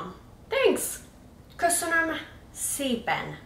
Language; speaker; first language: Hungarian; early bilingual, heritage; English